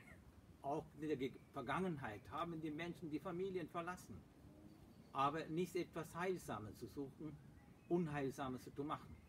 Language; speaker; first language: German; non-native, fluent; Sinhala